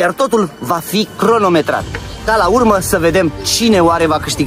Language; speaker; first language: Romanian; native; Romanian